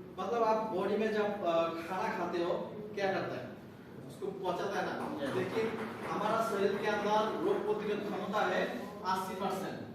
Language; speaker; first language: Hindi; non-native, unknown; Bangla